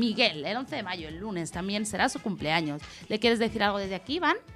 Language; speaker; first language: Spanish; native; Spanish